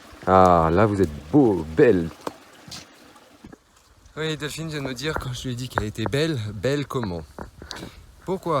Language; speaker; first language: French; native; French